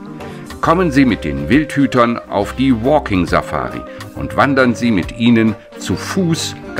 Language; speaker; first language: German; native; German